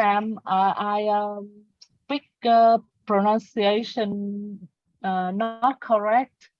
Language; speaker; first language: English; non-native, learner; Vietnamese